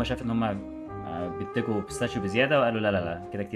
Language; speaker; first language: Arabic; native; Arabic